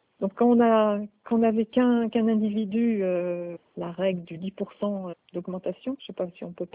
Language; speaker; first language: French; native; French